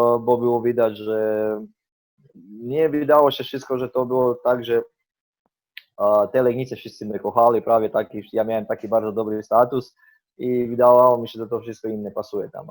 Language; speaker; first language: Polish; non-native, fluent; Croatian